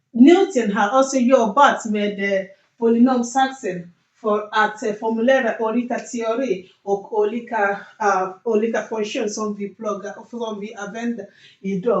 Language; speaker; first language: Swedish; non-native, learner; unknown